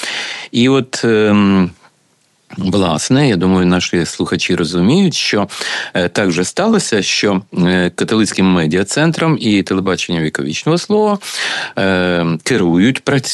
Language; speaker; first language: Ukrainian; native; Ukrainian